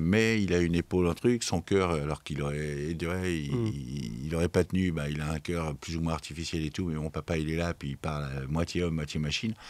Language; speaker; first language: French; native; French